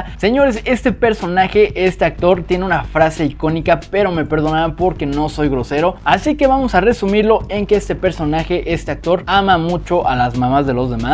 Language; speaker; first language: Spanish; native; Spanish